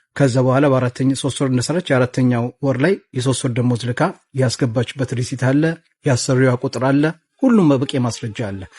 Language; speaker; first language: Amharic; native; Amharic